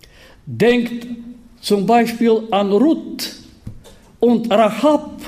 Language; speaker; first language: German; non-native, fluent; Bulgarian